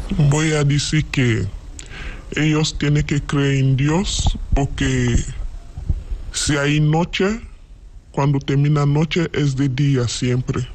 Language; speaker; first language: Spanish; non-native, learner; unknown